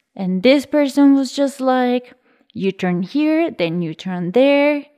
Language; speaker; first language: English; early bilingual, other home language; Spanish